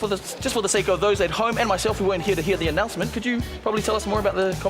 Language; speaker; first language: English; native; English